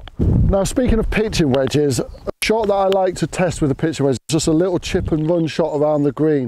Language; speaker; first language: English; native; English